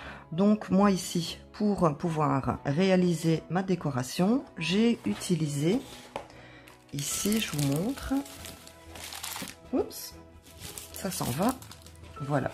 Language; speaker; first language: French; native; French